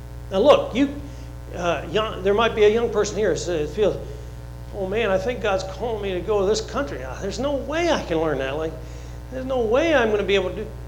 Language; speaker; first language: English; native; English